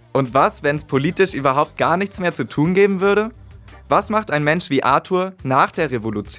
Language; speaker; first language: German; native; German